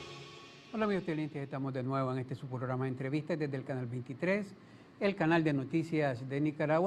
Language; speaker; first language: Spanish; native; Spanish